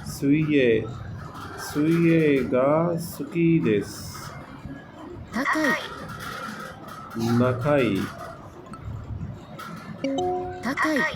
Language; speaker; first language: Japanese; non-native, learner; Tamil